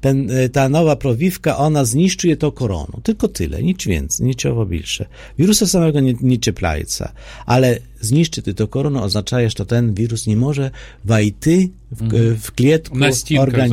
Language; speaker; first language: Polish; non-native, fluent; Ukrainian